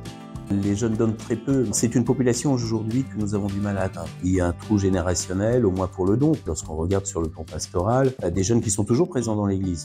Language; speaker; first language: French; native; French